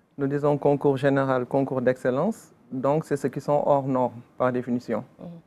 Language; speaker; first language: French; non-native, local second language; Wolof